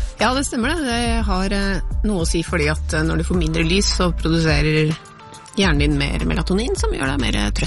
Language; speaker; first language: Norwegian; native; Norwegian